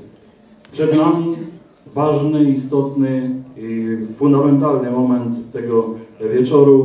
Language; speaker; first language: Polish; native; Polish